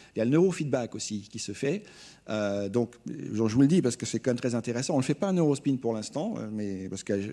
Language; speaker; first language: French; native; French